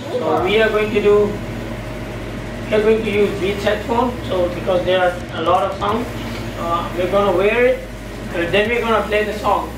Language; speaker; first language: English; non-native, fluent; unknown